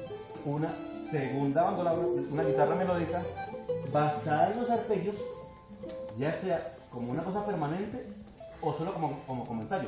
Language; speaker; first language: Spanish; native; Spanish